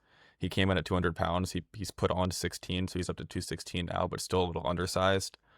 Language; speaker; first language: English; native; English